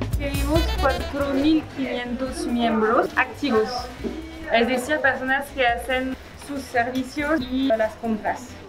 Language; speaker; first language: Spanish; non-native, fluent; French